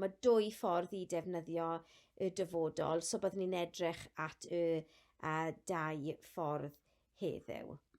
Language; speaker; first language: Welsh; non-native, local second language; English